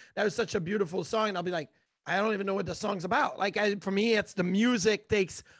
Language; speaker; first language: English; native; English